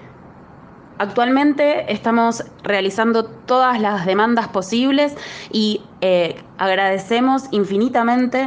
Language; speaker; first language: Spanish; native; Spanish